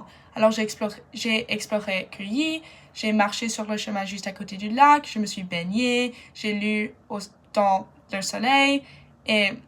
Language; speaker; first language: French; non-native, fluent; English